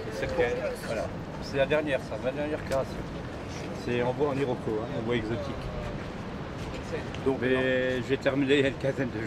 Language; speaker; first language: French; native; French